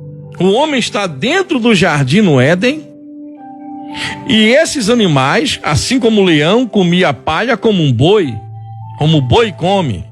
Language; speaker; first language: Portuguese; native; Portuguese